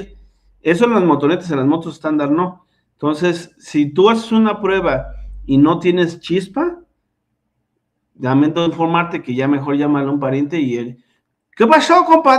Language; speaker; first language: Spanish; native; Spanish